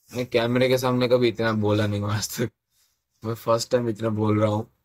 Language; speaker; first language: Hindi; non-native, local second language; Odia